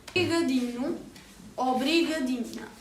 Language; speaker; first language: Portuguese; non-native, learner; Hindi